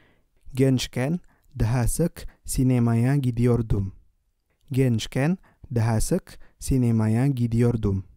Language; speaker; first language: Turkish; non-native, fluent; Indonesian